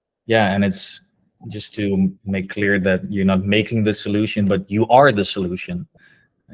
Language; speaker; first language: English; non-native, fluent; Dutch